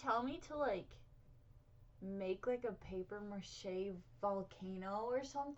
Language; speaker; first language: English; native; English